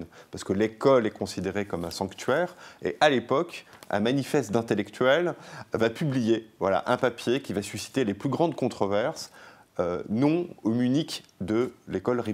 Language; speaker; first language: French; native; French